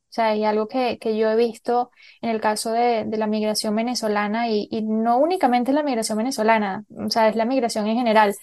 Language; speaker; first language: Spanish; native; Spanish